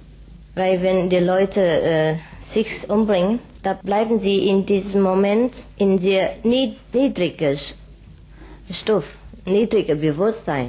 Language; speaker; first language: German; non-native, fluent; Vietnamese